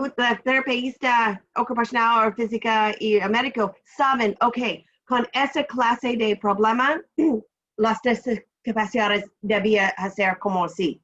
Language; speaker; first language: Spanish; non-native, learner; English